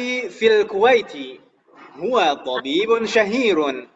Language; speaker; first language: Arabic; non-native, fluent; Indonesian